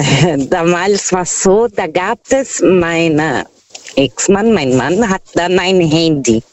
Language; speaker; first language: German; non-native, fluent; Portuguese